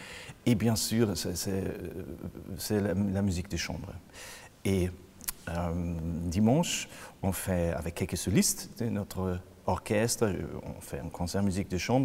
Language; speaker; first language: French; non-native, fluent; German